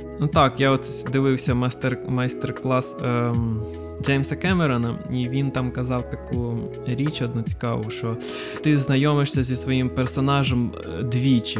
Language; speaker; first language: Ukrainian; non-native, local second language; Russian